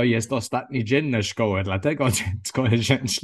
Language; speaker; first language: Polish; non-native, learner; English